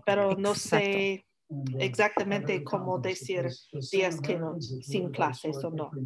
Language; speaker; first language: Spanish; non-native, learner; English